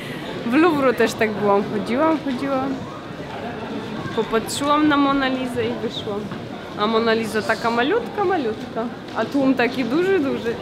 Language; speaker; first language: Polish; non-native, fluent; Russian